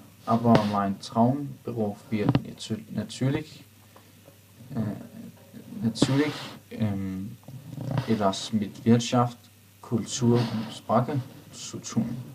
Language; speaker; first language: German; non-native, learner; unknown